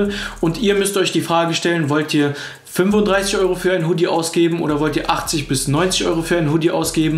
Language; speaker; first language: German; native; German